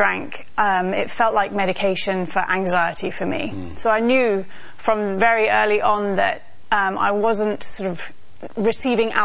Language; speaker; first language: English; native; English